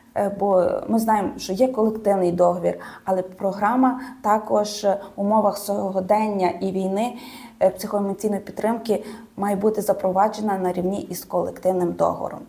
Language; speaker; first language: Ukrainian; native; Ukrainian